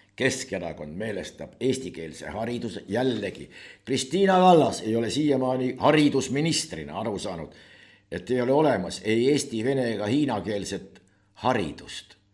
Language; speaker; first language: Estonian; native; Estonian